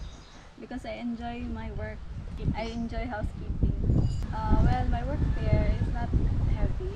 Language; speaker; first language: English; non-native, learner; Filipino